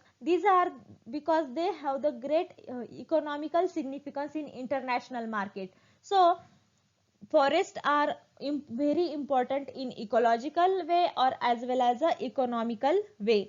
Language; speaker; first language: English; non-native, local second language; Marathi